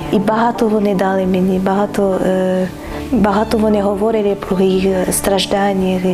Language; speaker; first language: Ukrainian; non-native, learner; French